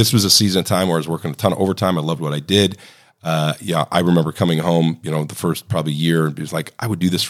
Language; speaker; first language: English; native; English